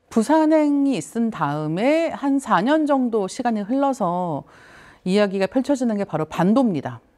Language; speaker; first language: Korean; native; Korean